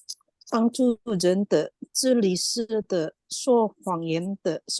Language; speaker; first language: Chinese; non-native, learner; Indonesian